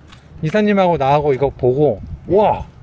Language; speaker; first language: Korean; native; Korean